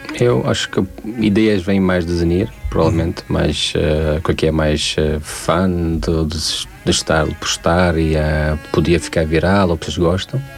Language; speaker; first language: Portuguese; non-native, learner; Tajik